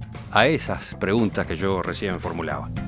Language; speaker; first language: Spanish; native; Spanish